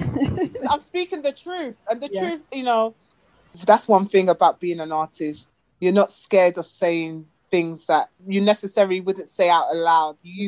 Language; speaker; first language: English; native; English